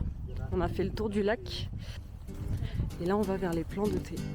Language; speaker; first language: French; native; French